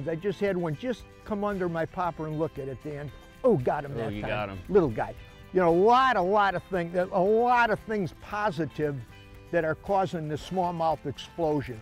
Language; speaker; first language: English; native; English